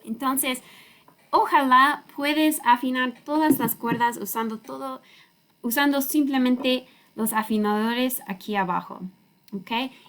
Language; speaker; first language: Spanish; non-native, learner; English